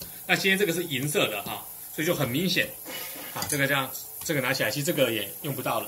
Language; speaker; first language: Chinese; native; Chinese